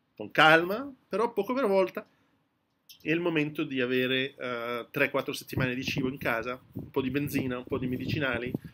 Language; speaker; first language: Italian; early bilingual, heritage; French